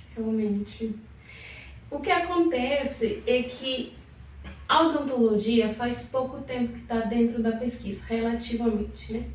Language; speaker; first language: Portuguese; non-native, fluent; Spanish